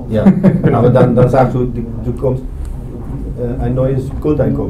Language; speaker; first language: German; non-native, learner; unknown